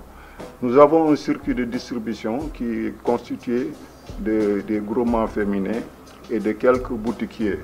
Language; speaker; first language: French; non-native, local second language; Wolof